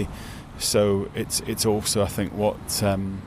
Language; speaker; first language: English; native; English